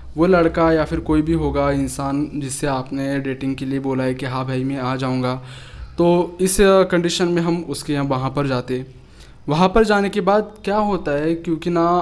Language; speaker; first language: Hindi; native; Hindi